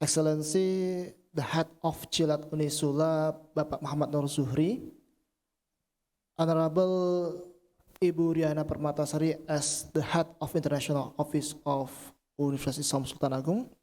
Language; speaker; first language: English; non-native, learner; Indonesian